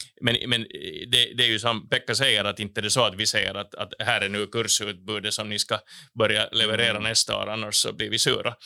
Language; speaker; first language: Swedish; native; Swedish